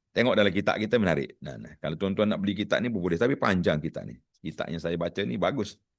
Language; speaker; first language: Malay; native; Malay